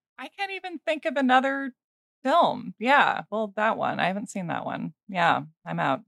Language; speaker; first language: English; native; English